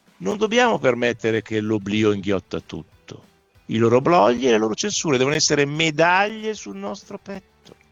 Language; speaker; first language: Italian; native; Italian